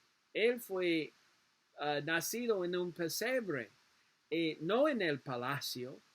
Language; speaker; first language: Spanish; non-native, learner; English